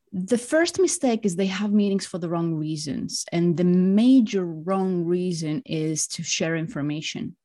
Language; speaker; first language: English; non-native, fluent; Greek